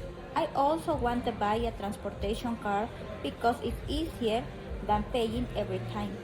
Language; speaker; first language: English; non-native, learner; Spanish